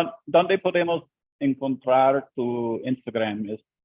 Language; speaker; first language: Spanish; non-native, learner; English